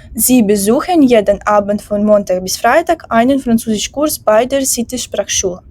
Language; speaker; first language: German; non-native, fluent; Ukrainian